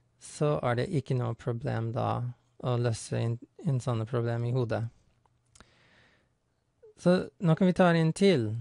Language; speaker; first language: Norwegian; non-native, fluent; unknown